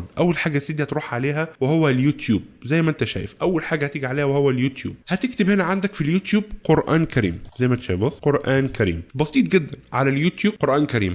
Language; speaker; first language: Arabic; native; Arabic